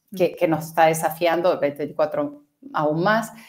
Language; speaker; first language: Spanish; native; Spanish